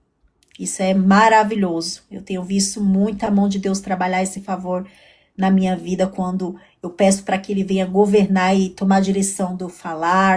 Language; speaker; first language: Portuguese; native; Portuguese